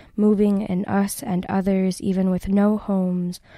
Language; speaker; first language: English; native; English